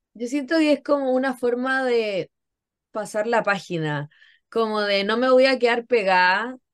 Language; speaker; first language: Spanish; native; Spanish